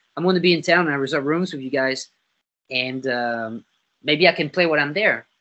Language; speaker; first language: English; non-native, fluent; French